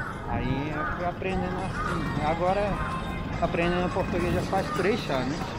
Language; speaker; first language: Portuguese; non-native, fluent; Japanese